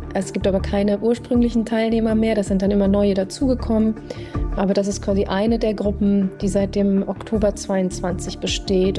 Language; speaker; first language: German; early bilingual, other home language; Persian